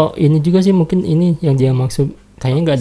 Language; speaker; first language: Indonesian; native; Indonesian